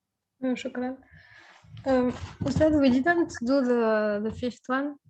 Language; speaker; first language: English; non-native, fluent; Spanish